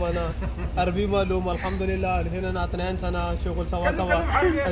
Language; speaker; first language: Arabic; non-native, learner; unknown